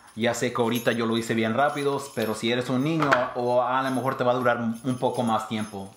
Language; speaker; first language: Spanish; early bilingual, heritage; Spanish